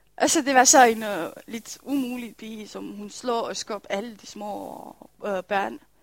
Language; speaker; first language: Danish; non-native, fluent; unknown